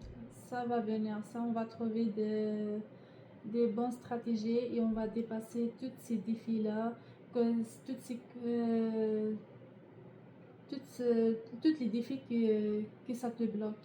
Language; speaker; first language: French; non-native, learner; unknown